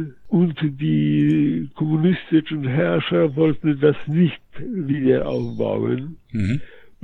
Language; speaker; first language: German; non-native, fluent; Polish